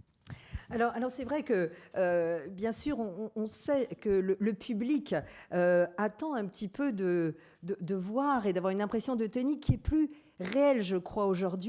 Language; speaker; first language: French; native; French